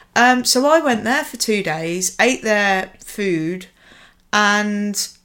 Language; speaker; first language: English; native; English